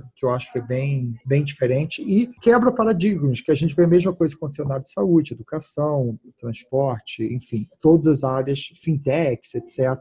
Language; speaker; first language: Portuguese; early bilingual, heritage; Portuguese